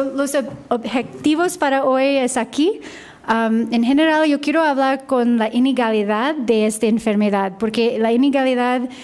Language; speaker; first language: Spanish; non-native, learner; English